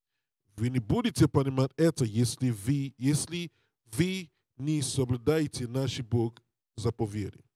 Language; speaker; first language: Russian; non-native, learner; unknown